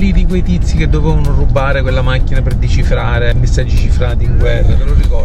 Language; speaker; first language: Italian; native; Italian